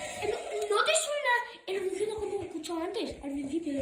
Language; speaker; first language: Spanish; native; Spanish